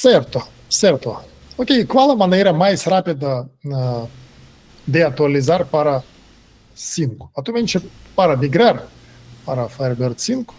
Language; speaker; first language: Portuguese; non-native, fluent; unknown